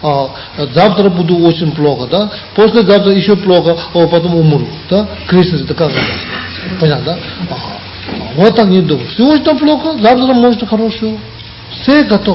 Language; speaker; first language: Russian; non-native, learner; Tibetan